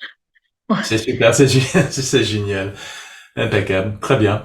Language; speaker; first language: French; non-native, learner; English